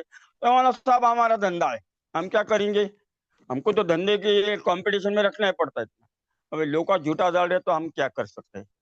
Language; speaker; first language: Hindi; non-native, local second language; Marathi